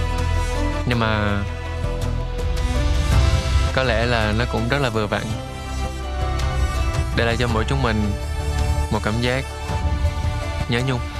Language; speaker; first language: Vietnamese; native; Vietnamese